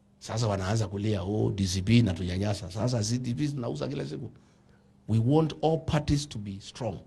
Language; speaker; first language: Swahili; non-native, local second language; Kikuyu